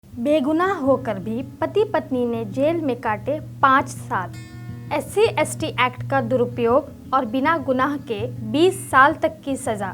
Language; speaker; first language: Hindi; native; Hindi